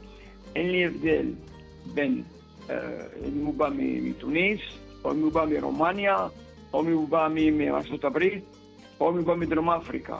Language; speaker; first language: Hebrew; early bilingual, other home language; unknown